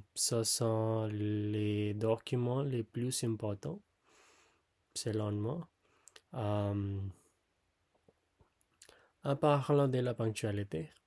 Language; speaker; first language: French; non-native, learner; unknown